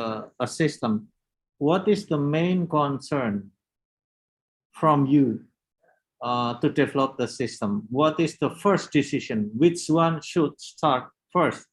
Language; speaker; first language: English; non-native, learner; Indonesian